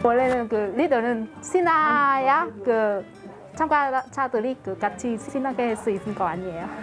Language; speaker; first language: Korean; non-native, fluent; Vietnamese